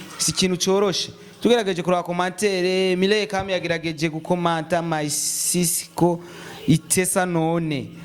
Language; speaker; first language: Rundi; native; Rundi